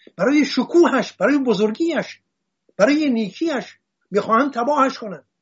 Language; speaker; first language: Persian; non-native, local second language; Assyrian Neo-Aramaic